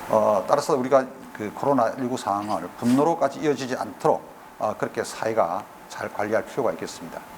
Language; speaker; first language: Korean; native; Korean